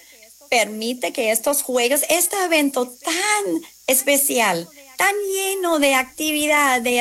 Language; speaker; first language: Spanish; non-native, fluent; English